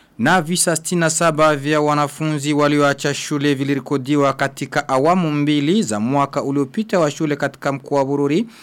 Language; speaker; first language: Swahili; non-native, local second language; Rundi